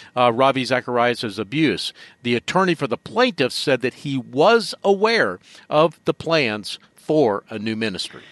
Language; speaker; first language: English; native; English